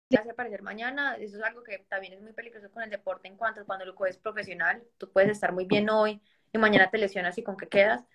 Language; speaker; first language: Spanish; native; Spanish